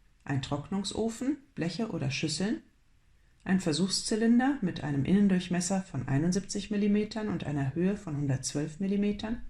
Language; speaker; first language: German; native; German